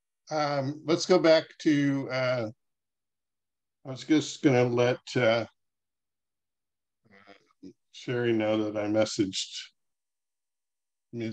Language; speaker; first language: English; native; English